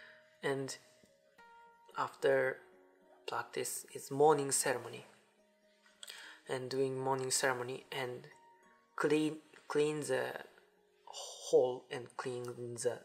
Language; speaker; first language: English; non-native, learner; Japanese